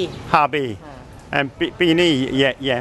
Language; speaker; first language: Thai; non-native, learner; English